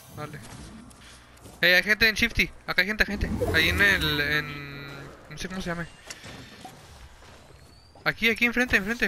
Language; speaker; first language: Spanish; native; Spanish